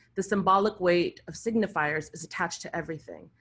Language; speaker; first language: English; early bilingual, other home language; Arabic